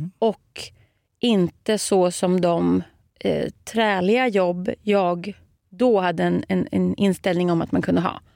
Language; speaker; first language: Swedish; native; Swedish